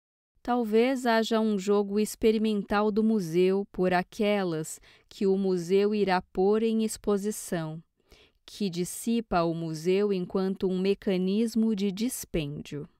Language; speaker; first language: Portuguese; native; Portuguese